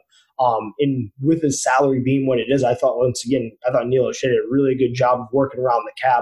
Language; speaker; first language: English; native; English